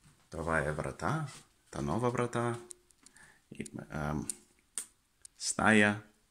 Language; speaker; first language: Bulgarian; non-native, learner; Russian